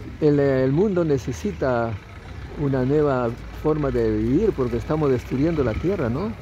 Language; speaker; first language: Spanish; native; Spanish